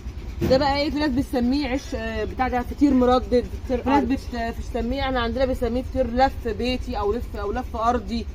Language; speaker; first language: Arabic; native; Arabic